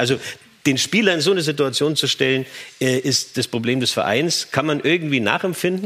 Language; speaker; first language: German; native; German